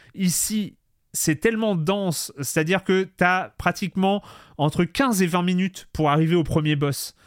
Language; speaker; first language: French; native; French